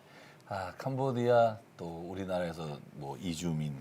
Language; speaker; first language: Korean; native; Korean